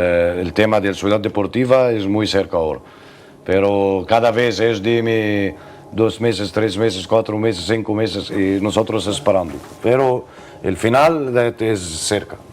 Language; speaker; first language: Spanish; non-native, learner; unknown